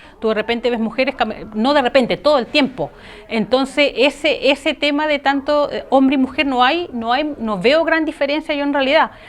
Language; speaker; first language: Spanish; native; Spanish